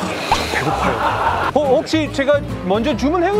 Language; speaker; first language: Korean; non-native, fluent; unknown